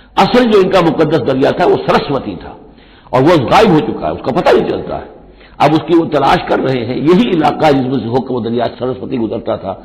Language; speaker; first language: Urdu; native; Urdu